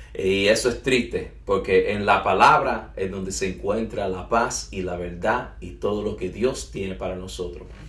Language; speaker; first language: Spanish; early bilingual, heritage; English